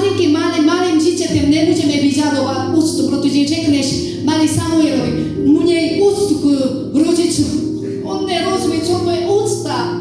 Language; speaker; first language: Czech; non-native, fluent; Korean